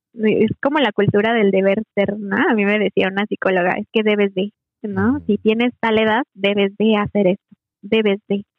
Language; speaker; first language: Spanish; native; Spanish